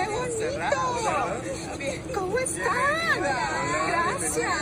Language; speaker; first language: Spanish; native; Spanish